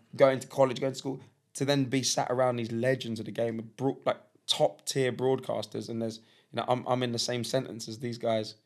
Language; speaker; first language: English; native; English